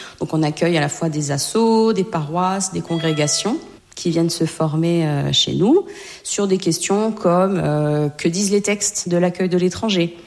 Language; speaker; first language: French; native; French